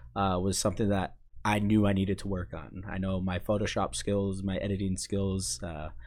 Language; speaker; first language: English; native; English